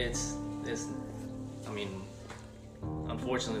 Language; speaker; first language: English; native; English